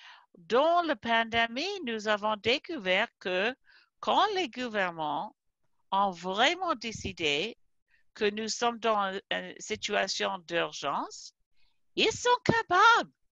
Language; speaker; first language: French; non-native, fluent; English